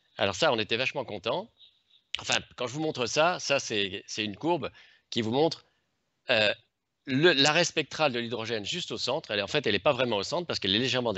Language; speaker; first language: French; native; French